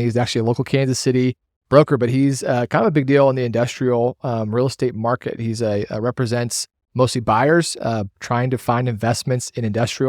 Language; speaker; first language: English; native; English